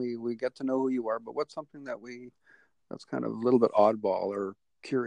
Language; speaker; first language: English; native; English